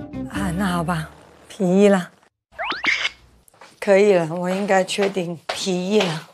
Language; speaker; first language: Chinese; non-native, local second language; Cantonese